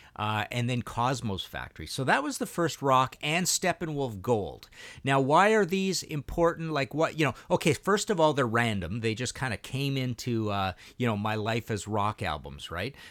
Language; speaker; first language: English; early bilingual, other home language; Russian